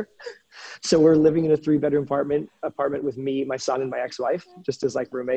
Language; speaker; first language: English; native; English